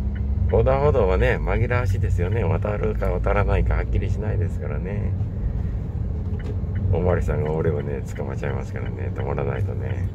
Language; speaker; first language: Japanese; native; Japanese